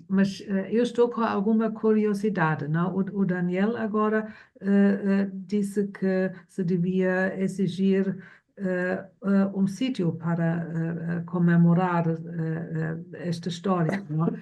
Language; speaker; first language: Portuguese; non-native, fluent; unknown